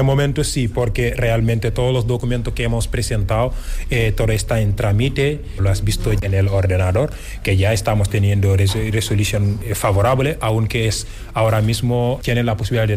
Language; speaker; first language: Spanish; non-native, fluent; Wolof